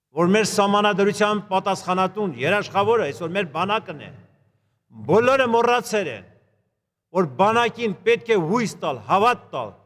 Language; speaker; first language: Armenian; native; Armenian